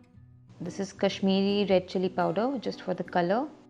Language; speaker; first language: English; non-native, local second language; Hindi